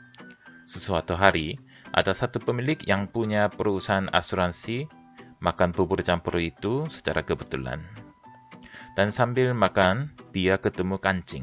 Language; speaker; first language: Indonesian; non-native, fluent; Korean